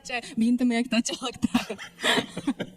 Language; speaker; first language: Hindi; non-native, learner; Russian